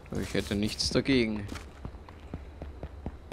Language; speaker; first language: German; native; German